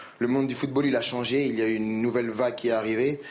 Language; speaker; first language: French; native; French